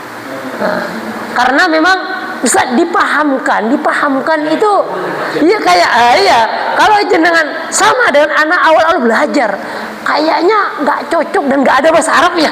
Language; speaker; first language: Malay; non-native, local second language; Javanese